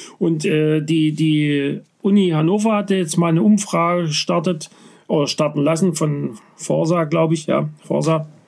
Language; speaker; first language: German; native; German